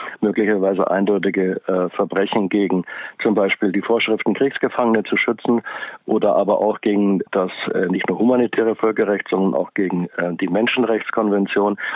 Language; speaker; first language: German; native; German